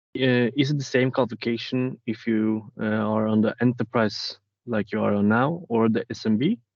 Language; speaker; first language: English; non-native, fluent; Norwegian